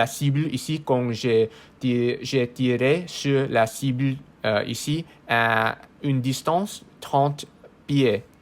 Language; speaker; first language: French; non-native, learner; English